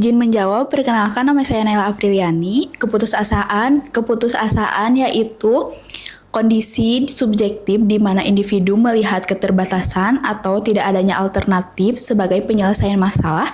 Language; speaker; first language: Indonesian; native; Indonesian